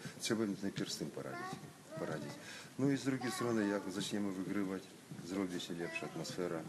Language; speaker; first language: Polish; non-native, learner; Russian